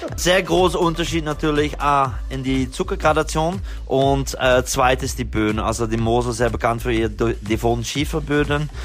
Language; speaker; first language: German; non-native, fluent; Dutch